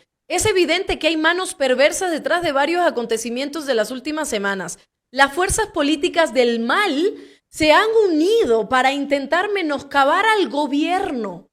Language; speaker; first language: Spanish; native; Spanish